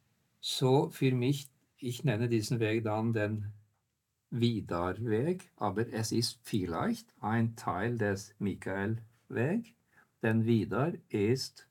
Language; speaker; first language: German; non-native, fluent; Norwegian